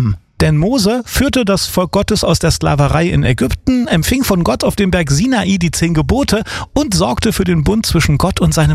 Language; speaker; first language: German; native; German